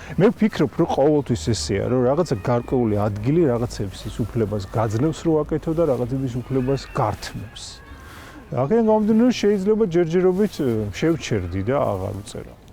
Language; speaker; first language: Georgian; native; Georgian